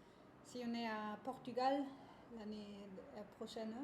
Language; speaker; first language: French; non-native, fluent; German